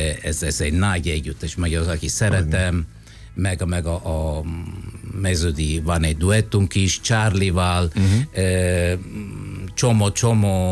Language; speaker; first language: Hungarian; non-native, fluent; Italian